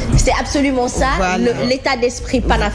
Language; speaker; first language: French; non-native, local second language; Wolof